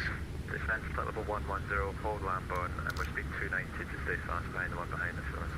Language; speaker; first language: English; native; English